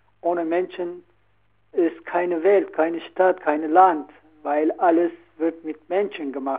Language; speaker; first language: German; non-native, learner; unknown